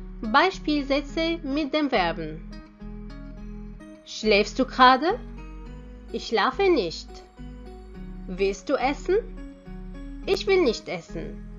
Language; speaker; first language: German; non-native, fluent; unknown